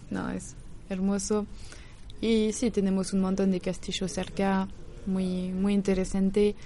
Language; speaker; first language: Spanish; non-native, learner; French